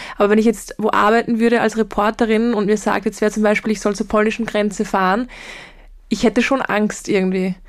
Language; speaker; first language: German; native; German